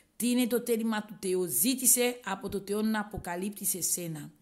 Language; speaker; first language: Greek; non-native, learner; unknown